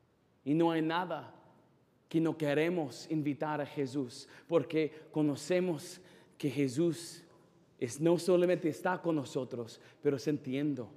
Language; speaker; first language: Spanish; non-native, fluent; English